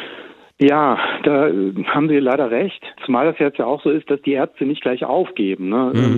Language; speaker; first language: German; native; German